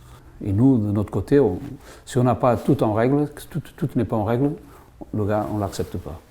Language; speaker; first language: French; native; French